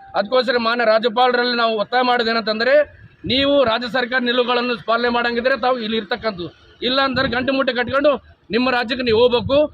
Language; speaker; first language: Kannada; native; Kannada